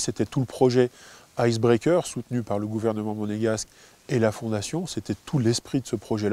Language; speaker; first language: French; native; French